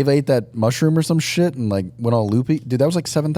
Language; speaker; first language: English; native; English